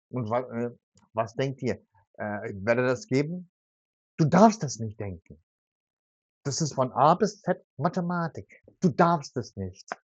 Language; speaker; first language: German; non-native, fluent; Turkish